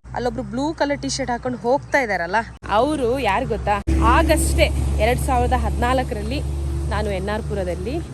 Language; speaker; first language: Kannada; non-native, local second language; Urdu